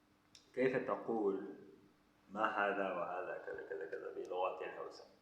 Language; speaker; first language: Arabic; non-native, fluent; Hausa